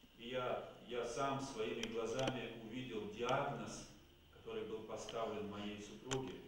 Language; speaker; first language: Russian; native; Russian